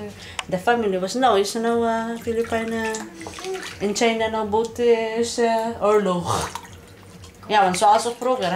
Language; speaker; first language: Dutch; non-native, learner; Cebuano